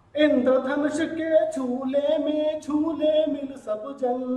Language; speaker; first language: Hindi; non-native, local second language; Telugu